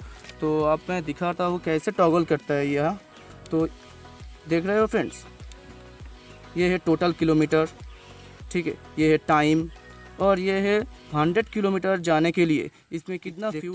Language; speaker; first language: Hindi; non-native, local second language; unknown